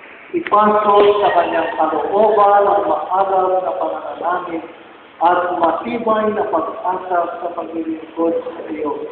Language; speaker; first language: Filipino; native; Filipino